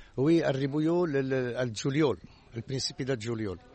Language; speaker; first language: Catalan; non-native, learner; Arabic